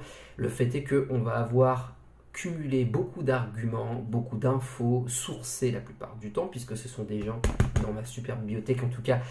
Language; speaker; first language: French; native; French